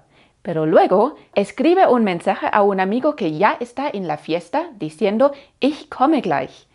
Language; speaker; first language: Spanish; non-native, fluent; German